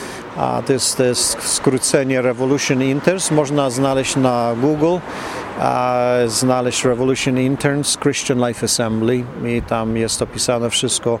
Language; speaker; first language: Polish; early bilingual, heritage; Polish